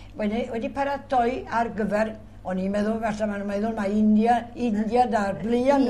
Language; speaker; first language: Welsh; early bilingual, heritage; Welsh